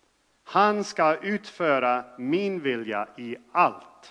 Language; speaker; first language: Swedish; non-native, fluent; English